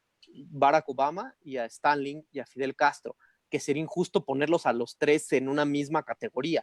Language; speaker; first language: Spanish; native; Spanish